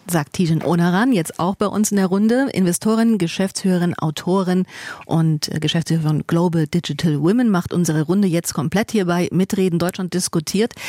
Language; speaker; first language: German; native; German